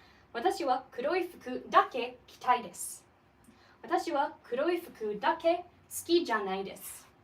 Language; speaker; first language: Japanese; non-native, fluent; English